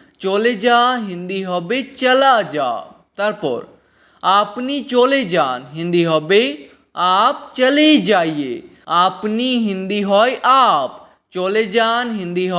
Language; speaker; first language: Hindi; non-native, local second language; Bangla